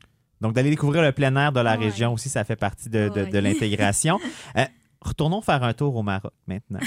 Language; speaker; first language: French; native; French